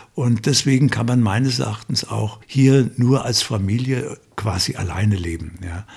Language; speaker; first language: German; native; German